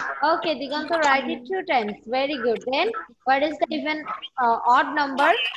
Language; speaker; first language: English; non-native, local second language; Bangla